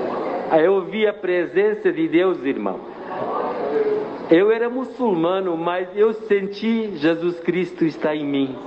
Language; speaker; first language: Portuguese; non-native, fluent; Arabic